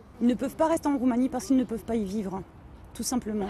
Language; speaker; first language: French; native; French